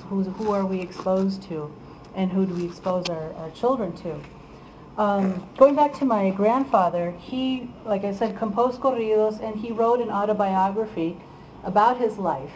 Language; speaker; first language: English; early bilingual, other home language; Spanish